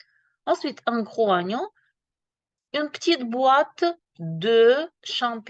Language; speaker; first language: French; non-native, fluent; Ukrainian